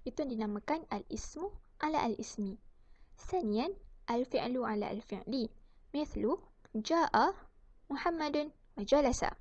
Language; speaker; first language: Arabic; non-native, learner; Malay